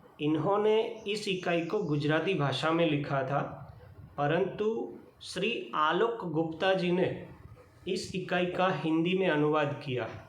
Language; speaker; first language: Hindi; non-native, local second language; Gujarati